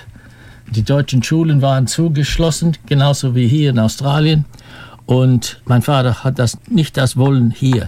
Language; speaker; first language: German; early bilingual, heritage; German